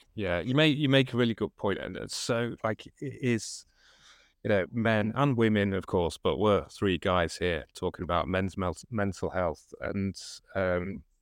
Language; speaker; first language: English; native; English